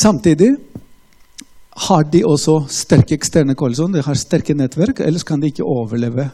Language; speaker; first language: Norwegian; non-native, fluent; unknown